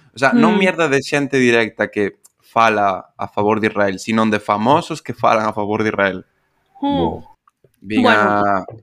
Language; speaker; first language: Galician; non-native, local second language; Spanish